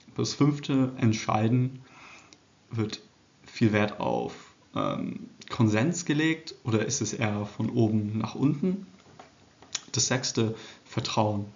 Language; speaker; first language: German; early bilingual, heritage; English